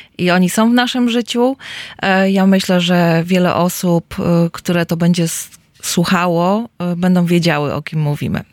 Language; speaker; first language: Polish; native; Polish